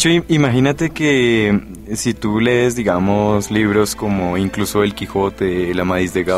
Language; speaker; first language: Spanish; native; Spanish